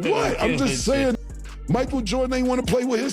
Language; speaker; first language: English; native; English